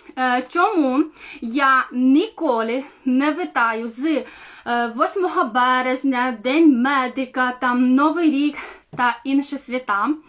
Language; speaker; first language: Ukrainian; non-native, local second language; Romanian